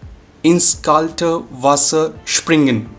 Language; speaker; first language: German; non-native, fluent; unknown